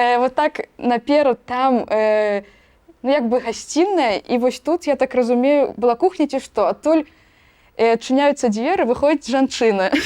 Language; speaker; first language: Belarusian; native; Belarusian